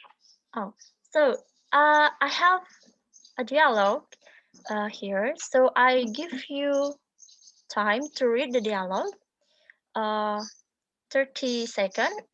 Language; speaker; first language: English; non-native, learner; Indonesian